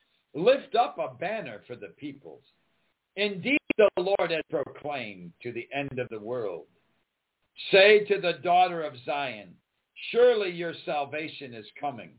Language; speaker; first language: English; native; English